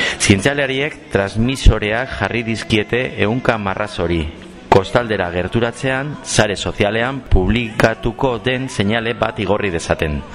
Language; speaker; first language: Basque; non-native, local second language; Spanish